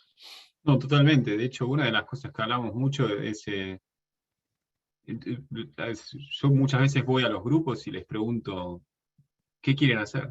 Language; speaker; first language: Spanish; native; Spanish